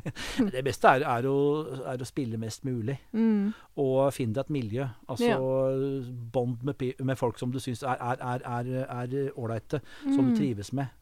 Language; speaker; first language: Norwegian; native; Norwegian